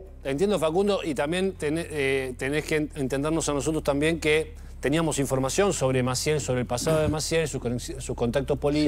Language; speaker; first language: Spanish; native; Spanish